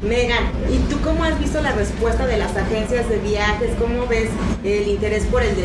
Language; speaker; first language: Spanish; native; Spanish